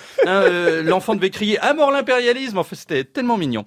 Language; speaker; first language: French; native; French